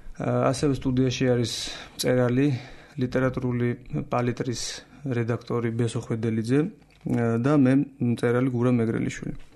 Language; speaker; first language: Georgian; native; Georgian